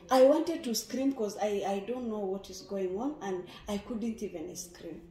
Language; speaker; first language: English; non-native, local second language; Swahili